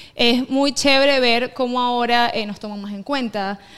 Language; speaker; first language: Spanish; native; Spanish